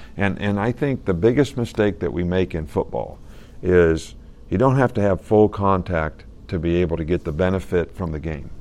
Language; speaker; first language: English; native; English